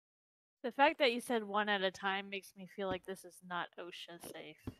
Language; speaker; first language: English; native; English